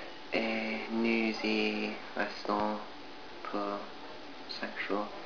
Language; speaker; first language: French; non-native, learner; English